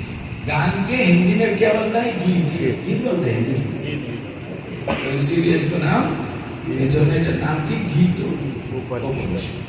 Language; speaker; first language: Hindi; non-native, local second language; Bangla